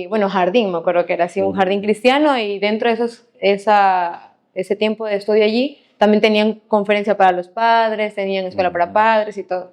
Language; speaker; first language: Spanish; native; Spanish